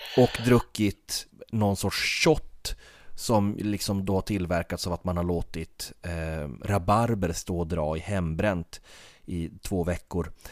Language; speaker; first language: Swedish; native; Swedish